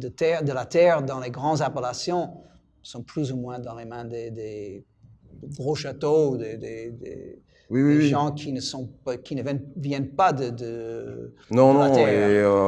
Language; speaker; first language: French; non-native, fluent; English